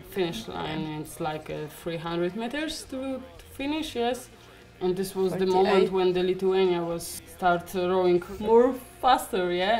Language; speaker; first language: English; non-native, learner; Polish